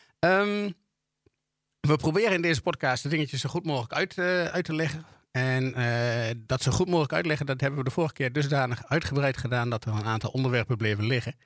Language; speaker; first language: Dutch; native; Dutch